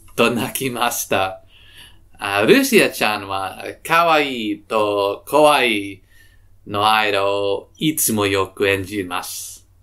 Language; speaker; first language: Japanese; non-native, learner; English